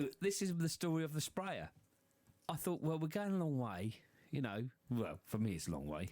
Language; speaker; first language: English; native; English